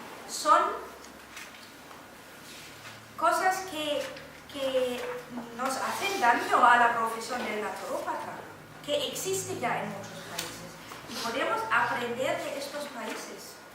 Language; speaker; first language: Spanish; non-native, fluent; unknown